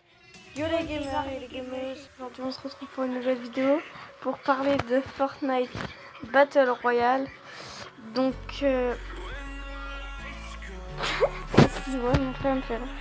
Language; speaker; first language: French; native; French